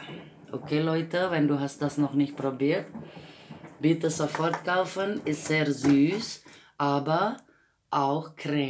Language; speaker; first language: German; non-native, fluent; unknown